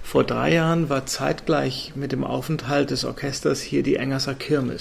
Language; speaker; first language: German; native; German